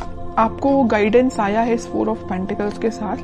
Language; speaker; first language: Hindi; native; Hindi